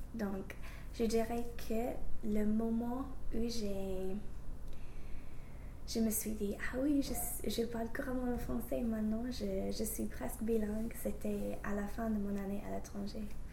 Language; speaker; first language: French; non-native, fluent; English